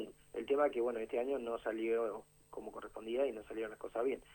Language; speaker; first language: Spanish; native; Spanish